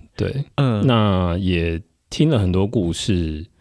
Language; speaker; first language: Chinese; non-native, local second language; Min Nan Chinese